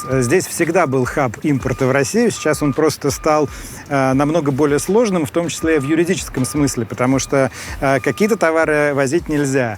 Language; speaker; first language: Russian; native; Russian